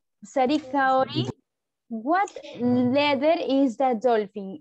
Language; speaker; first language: English; non-native, fluent; Spanish